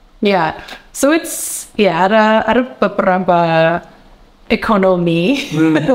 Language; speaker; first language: Indonesian; non-native, learner; English